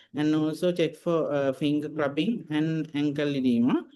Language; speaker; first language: English; non-native, local second language; Sinhala